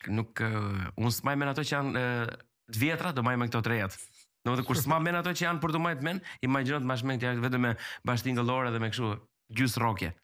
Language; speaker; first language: Albanian; native; Albanian